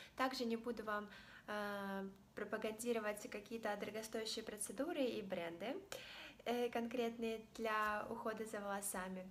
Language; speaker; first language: Russian; native; Russian